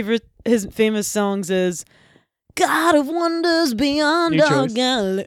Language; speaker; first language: English; native; English